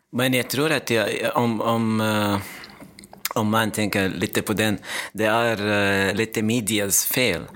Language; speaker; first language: Swedish; non-native, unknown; Arabic